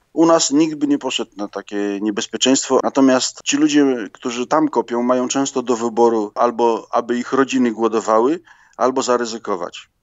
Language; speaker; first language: Polish; native; Polish